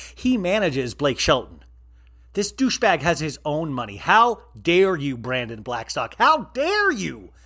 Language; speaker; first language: English; native; English